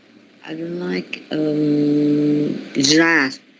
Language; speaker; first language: English; non-native, learner; Vietnamese